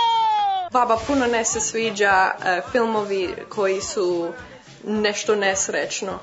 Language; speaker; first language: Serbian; early bilingual, heritage; English